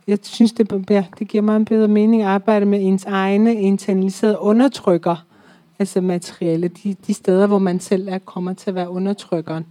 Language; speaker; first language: Danish; early bilingual, other home language; Persian